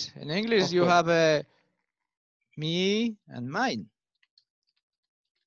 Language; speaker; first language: English; non-native, learner; Spanish